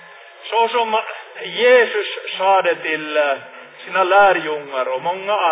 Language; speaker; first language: Swedish; non-native, fluent; Finnish